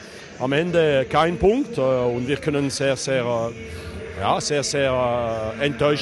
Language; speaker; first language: German; non-native, learner; French